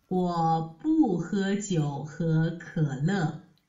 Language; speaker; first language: Chinese; non-native, learner; Vietnamese